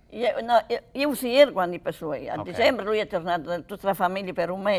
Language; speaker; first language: Italian; early bilingual, heritage; Italian